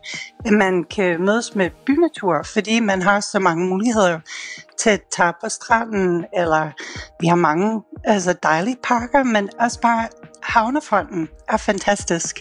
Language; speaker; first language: Danish; non-native, fluent; English